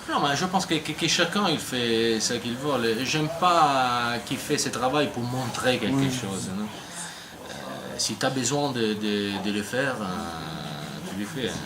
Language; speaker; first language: French; non-native, learner; Italian